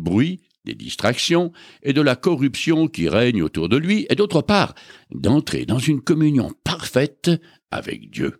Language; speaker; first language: French; native; French